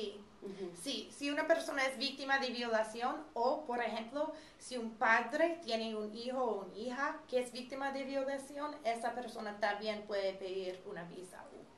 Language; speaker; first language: Spanish; non-native, fluent; English